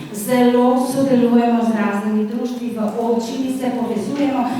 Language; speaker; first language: Slovenian; native; Slovenian